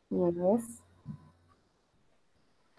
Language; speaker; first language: English; non-native, learner; Spanish